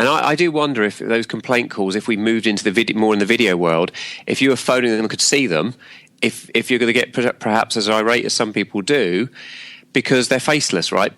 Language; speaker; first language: English; native; English